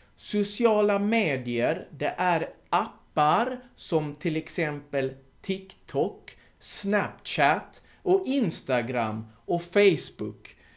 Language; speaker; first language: Swedish; native; Swedish